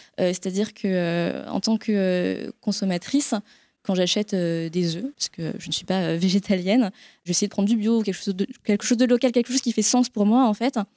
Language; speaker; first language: French; native; French